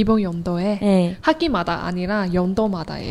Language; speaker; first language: Korean; non-native, fluent; Chinese